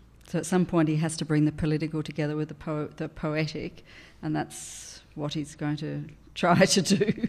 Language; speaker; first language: English; native; English